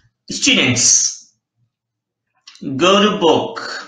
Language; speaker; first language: English; non-native, fluent; Portuguese